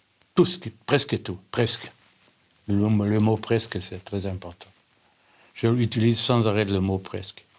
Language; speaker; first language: French; non-native, fluent; German